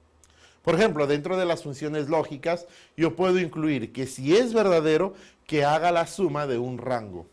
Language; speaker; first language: Spanish; native; Spanish